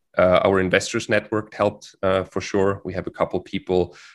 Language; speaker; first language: English; non-native, fluent; German